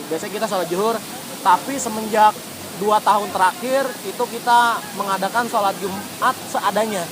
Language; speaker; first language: Indonesian; native; Indonesian